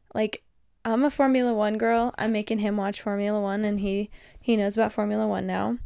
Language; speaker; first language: English; native; English